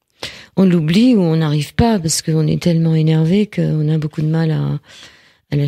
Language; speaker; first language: French; native; French